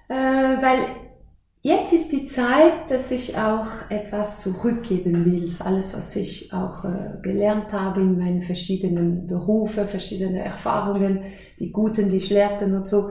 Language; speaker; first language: German; non-native, fluent; French